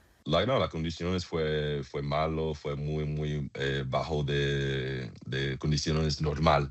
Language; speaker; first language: Spanish; non-native, learner; English